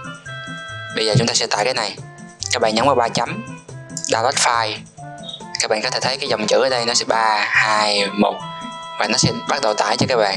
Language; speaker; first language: Vietnamese; native; Vietnamese